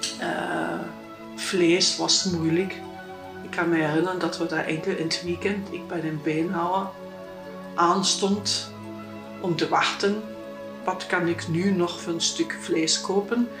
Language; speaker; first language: Dutch; non-native, fluent; German